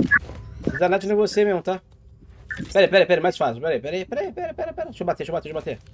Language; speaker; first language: Portuguese; native; Portuguese